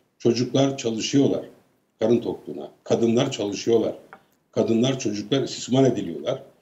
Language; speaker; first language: Turkish; native; Turkish